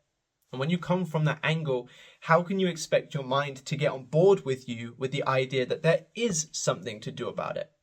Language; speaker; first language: English; native; English